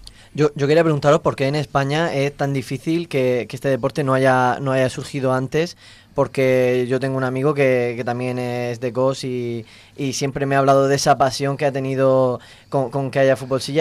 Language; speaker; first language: Spanish; native; Spanish